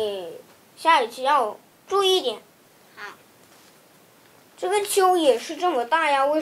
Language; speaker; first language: Chinese; early bilingual, other home language; Russian